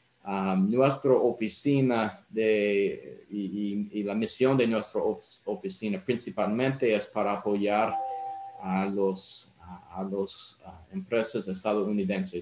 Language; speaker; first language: Spanish; non-native, fluent; English